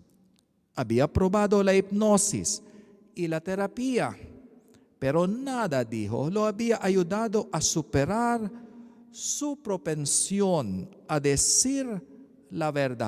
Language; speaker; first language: Spanish; non-native, learner; Filipino